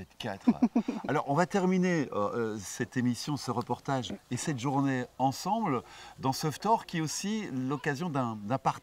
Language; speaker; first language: French; native; French